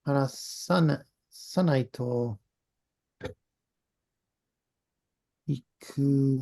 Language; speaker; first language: Japanese; non-native, learner; English